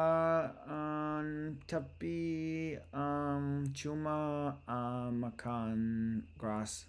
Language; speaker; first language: Indonesian; non-native, learner; English